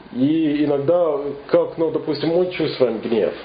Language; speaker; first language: Russian; non-native, fluent; English